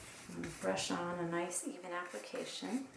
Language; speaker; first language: English; native; English